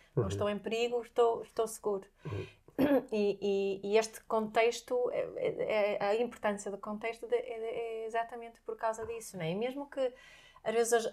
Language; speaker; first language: Portuguese; non-native, fluent; Swedish